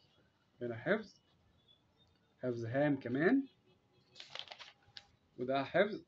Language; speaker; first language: Arabic; native; Arabic